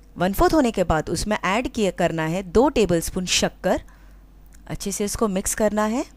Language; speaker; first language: Hindi; non-native, local second language; Marathi